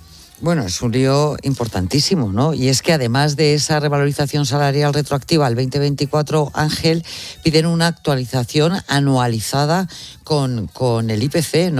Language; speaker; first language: Spanish; native; Spanish